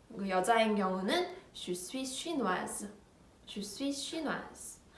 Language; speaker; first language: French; non-native, fluent; Korean